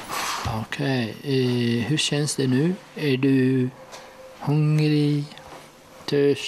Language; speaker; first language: Swedish; non-native, fluent; Arabic